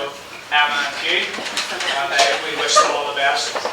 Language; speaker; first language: English; native; English